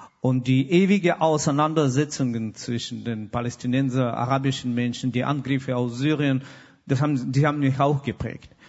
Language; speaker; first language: German; non-native, fluent; Russian